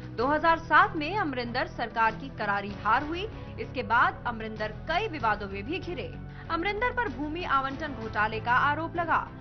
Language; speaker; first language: Hindi; native; Hindi